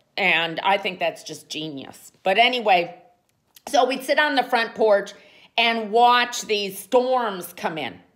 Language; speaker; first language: English; native; English